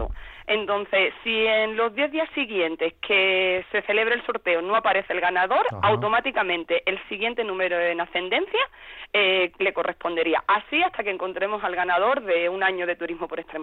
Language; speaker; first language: Spanish; native; Spanish